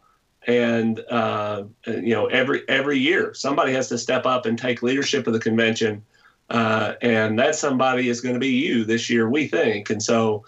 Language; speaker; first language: English; native; English